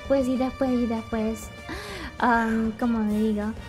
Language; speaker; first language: Spanish; early bilingual, heritage; English